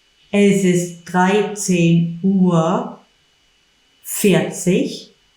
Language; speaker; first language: German; non-native, fluent; English